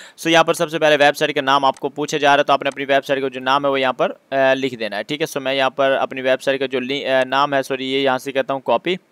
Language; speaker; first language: Urdu; non-native, local second language; Punjabi